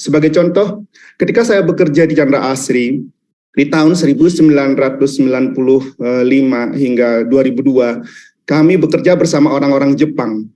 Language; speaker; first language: Indonesian; native; Indonesian